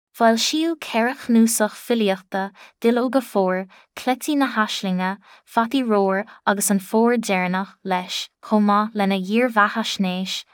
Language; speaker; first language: Irish; non-native, local second language; English